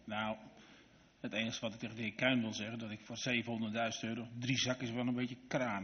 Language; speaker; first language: Dutch; native; Dutch